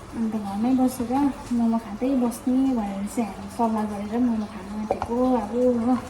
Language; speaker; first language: Nepali; native; Nepali